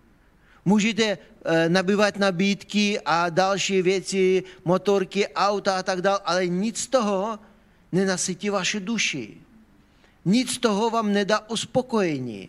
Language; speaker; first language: Czech; non-native, fluent; Ukrainian